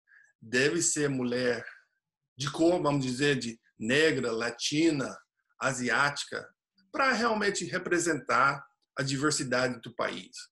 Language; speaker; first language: Portuguese; non-native, fluent; English